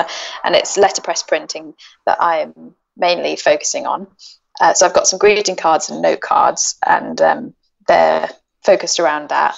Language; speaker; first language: English; native; English